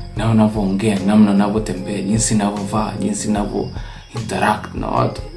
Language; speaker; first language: Swahili; native; Swahili